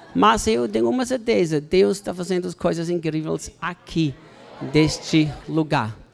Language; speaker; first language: Portuguese; non-native, learner; German